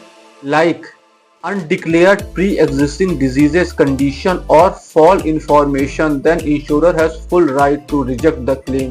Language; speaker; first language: English; non-native, local second language; Hindi